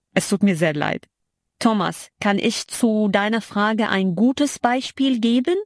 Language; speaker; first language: German; non-native, fluent; Arabic